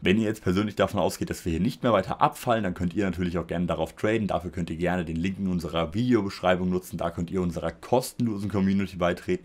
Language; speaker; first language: German; native; German